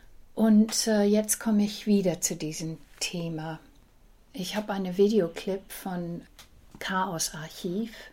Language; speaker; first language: German; early bilingual, heritage; English